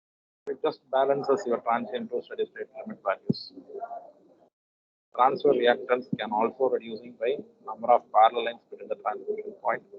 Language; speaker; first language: English; non-native, local second language; Tamil